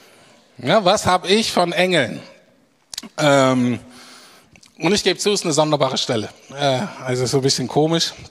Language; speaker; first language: German; native; German